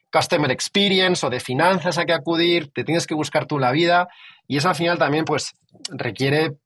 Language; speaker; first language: Spanish; native; Spanish